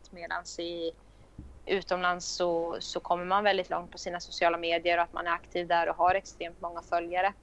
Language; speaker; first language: Swedish; native; Swedish